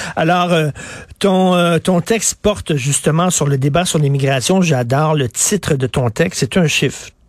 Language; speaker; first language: French; native; French